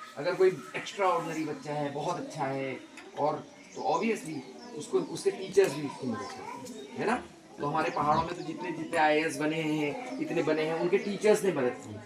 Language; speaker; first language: Hindi; native; Hindi